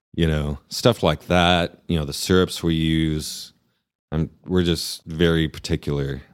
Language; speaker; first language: English; native; English